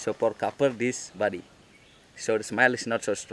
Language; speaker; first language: English; non-native, learner; Indonesian